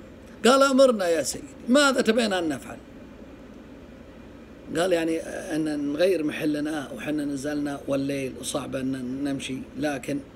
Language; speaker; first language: Arabic; native; Arabic